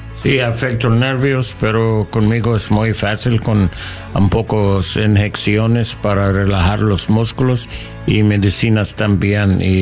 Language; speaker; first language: Spanish; non-native, learner; English